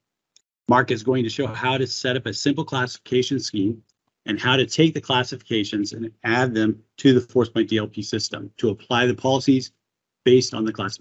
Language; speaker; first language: English; native; English